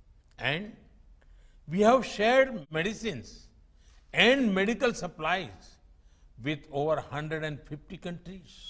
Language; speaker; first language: English; non-native, local second language; Gujarati